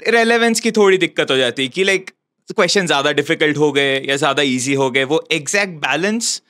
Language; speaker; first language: Hindi; non-native, local second language; Bangla